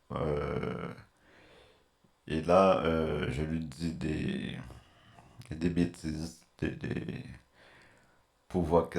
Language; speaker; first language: French; native; French